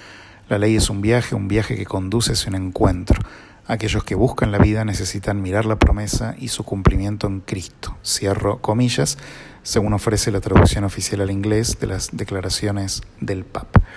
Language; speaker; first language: Spanish; native; Spanish